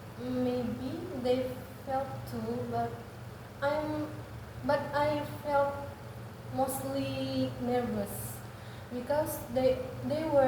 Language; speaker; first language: English; non-native, learner; Indonesian